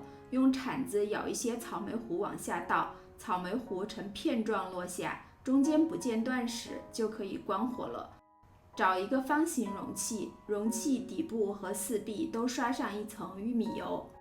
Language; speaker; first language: Chinese; native; Chinese